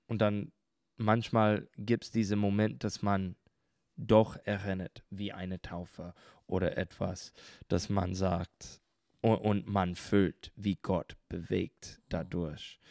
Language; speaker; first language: German; non-native, learner; English